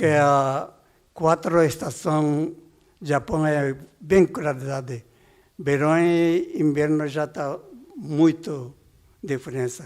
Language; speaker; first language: Portuguese; non-native, learner; Japanese